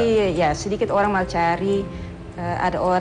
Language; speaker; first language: Indonesian; non-native, learner; Dutch